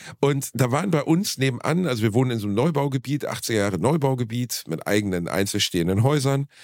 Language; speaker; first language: German; native; German